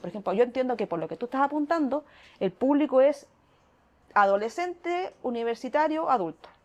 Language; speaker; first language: Spanish; native; Spanish